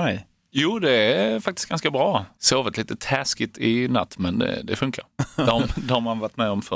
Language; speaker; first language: Swedish; native; Swedish